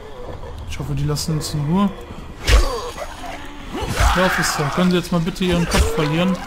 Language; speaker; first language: German; native; German